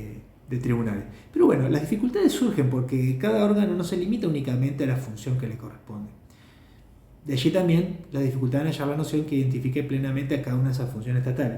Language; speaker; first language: Spanish; native; Spanish